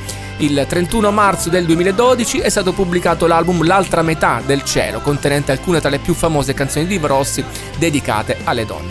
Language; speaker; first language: Italian; native; Italian